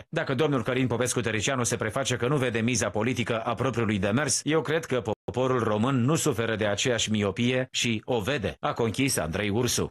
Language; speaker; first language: Romanian; native; Romanian